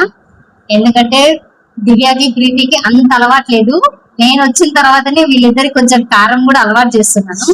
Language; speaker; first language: Telugu; native; Telugu